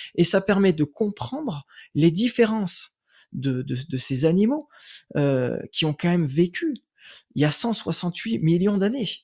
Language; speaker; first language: French; native; French